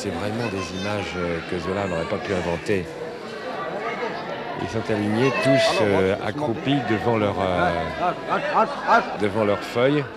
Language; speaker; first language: French; native; French